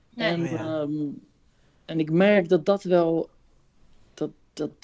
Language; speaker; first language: Dutch; early bilingual, other home language; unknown